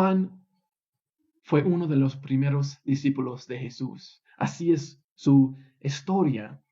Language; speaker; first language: Spanish; non-native, fluent; English